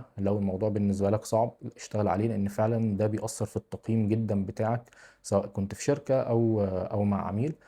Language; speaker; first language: Arabic; native; Arabic